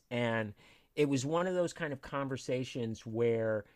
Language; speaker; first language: English; native; English